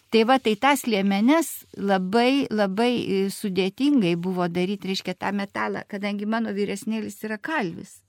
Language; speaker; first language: Lithuanian; non-native, fluent; Russian